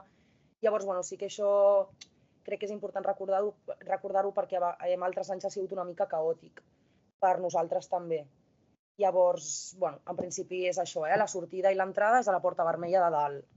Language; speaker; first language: Catalan; native; Catalan